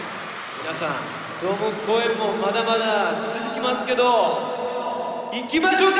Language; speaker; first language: Japanese; non-native, fluent; Korean